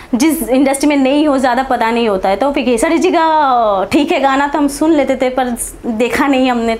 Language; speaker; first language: Hindi; non-native, local second language; Bangla